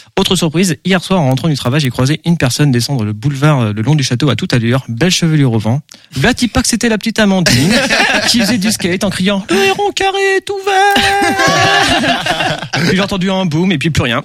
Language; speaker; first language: French; native; French